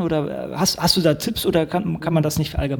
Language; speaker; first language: German; native; German